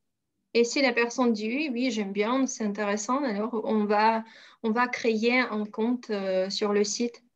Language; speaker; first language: French; non-native, fluent; Russian